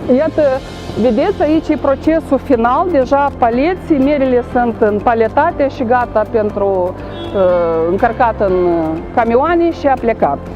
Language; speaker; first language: Romanian; native; Romanian